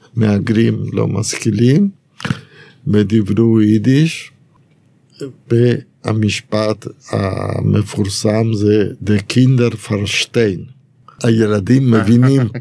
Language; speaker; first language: Hebrew; non-native, fluent; Spanish